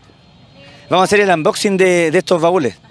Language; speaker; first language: Spanish; native; Spanish